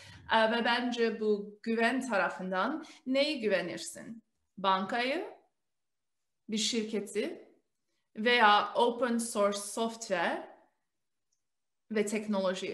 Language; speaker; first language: Turkish; early bilingual, heritage; Turkish